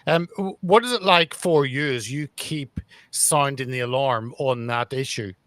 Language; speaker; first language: English; native; English